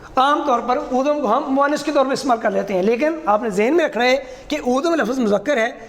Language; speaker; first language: Urdu; non-native, local second language; Punjabi